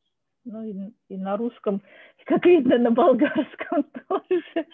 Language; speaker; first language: Russian; native; Russian